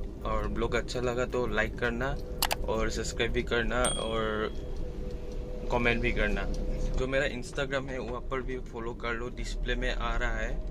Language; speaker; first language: Hindi; non-native, local second language; Assamese